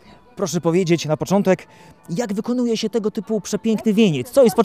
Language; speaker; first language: Polish; native; Polish